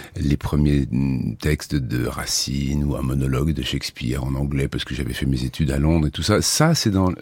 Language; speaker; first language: French; native; French